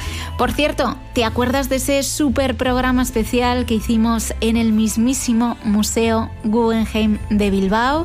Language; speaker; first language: Spanish; native; Spanish